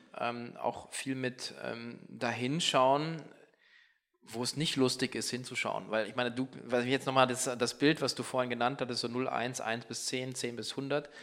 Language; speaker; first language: German; native; German